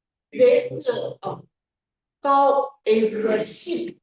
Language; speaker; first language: English; non-native, learner; Chinese